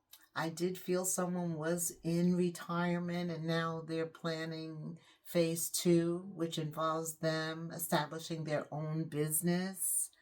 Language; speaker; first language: English; native; English